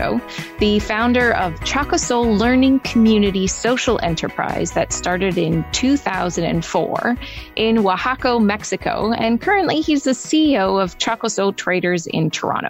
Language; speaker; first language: English; native; English